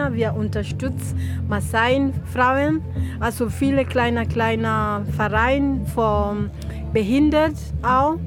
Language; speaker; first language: German; non-native, learner; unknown